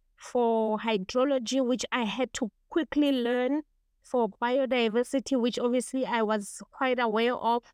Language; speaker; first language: English; non-native, local second language; Tswana